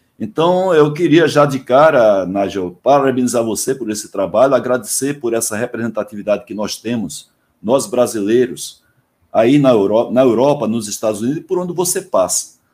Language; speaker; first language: Portuguese; native; Portuguese